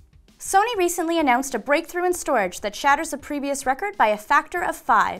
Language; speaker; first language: English; native; English